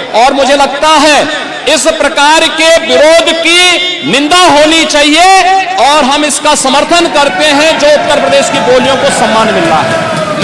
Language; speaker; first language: Hindi; native; Hindi